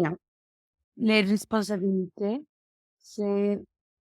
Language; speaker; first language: French; non-native, learner; English